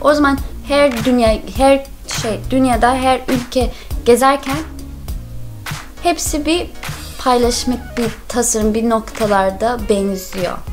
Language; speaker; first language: Turkish; non-native, learner; English